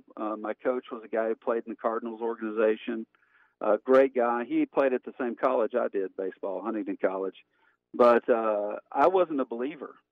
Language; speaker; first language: English; native; English